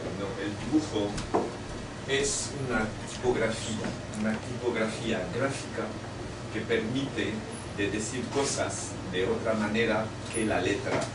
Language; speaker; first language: Spanish; non-native, fluent; French